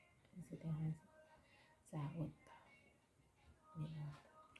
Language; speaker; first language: Finnish; non-native, learner; Thai